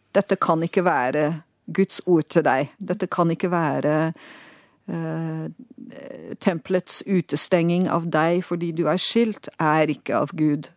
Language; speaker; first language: Norwegian; non-native, fluent; Dutch